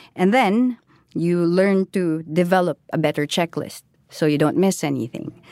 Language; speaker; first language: English; non-native, local second language; Filipino